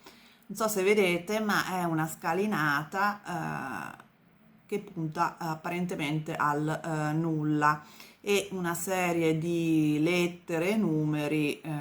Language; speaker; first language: Italian; native; Italian